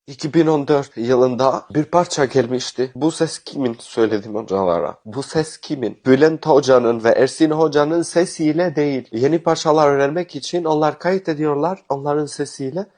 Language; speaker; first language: Turkish; non-native, fluent; Albanian